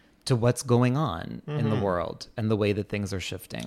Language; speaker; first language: English; native; English